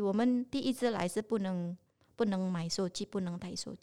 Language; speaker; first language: Chinese; non-native, learner; Indonesian